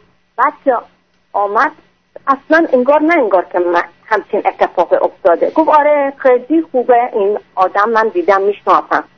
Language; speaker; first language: Persian; non-native, fluent; French